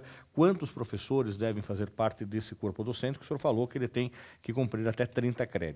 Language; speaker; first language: Portuguese; native; Portuguese